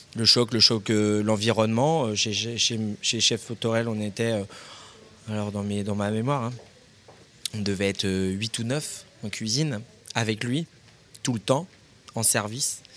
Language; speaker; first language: French; native; French